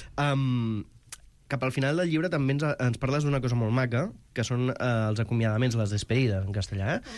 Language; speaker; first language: Catalan; native; Catalan